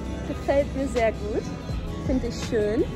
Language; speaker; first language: German; non-native, learner; English